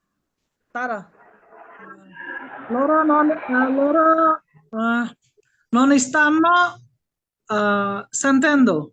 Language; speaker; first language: Italian; non-native, learner; Bangla